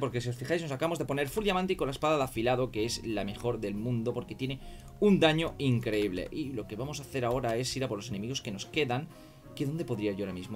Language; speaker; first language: Spanish; native; Spanish